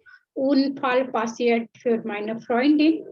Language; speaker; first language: German; non-native, learner; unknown